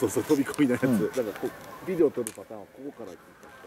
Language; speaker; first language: Japanese; native; Japanese